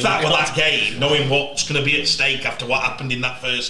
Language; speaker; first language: English; native; English